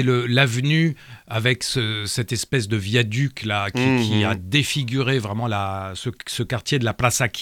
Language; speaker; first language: French; native; French